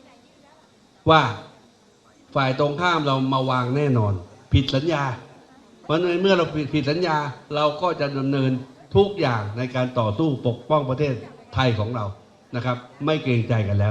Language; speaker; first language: Thai; native; Thai